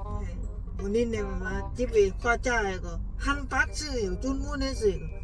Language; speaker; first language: Korean; non-native, learner; Lao